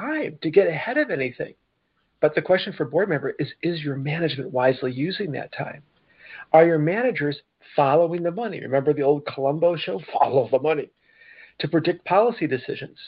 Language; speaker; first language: English; native; English